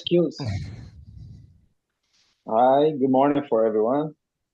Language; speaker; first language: English; non-native, learner; Portuguese